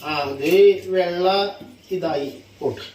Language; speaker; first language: Malayalam; non-native, learner; Hindi